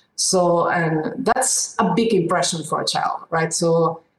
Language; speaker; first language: English; non-native, fluent; Spanish